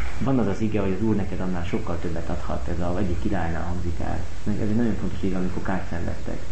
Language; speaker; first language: Hungarian; native; Hungarian